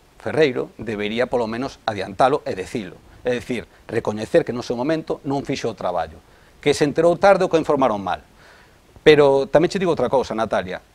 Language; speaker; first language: Galician; non-native, local second language; Spanish